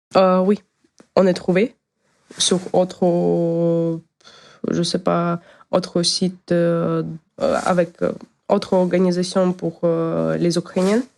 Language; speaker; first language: French; non-native, learner; Ukrainian